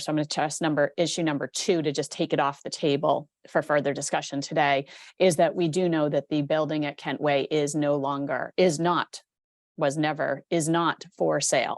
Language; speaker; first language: English; native; English